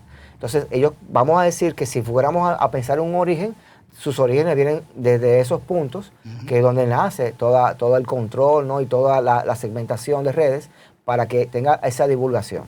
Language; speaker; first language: Spanish; native; Spanish